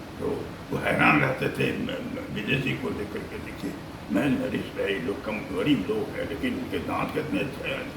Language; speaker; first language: Hindi; native; Hindi